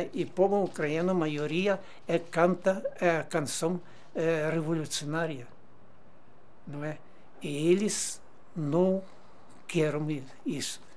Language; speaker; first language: Portuguese; non-native, learner; Ukrainian